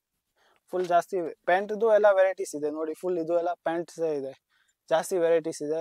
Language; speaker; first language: Kannada; non-native, local second language; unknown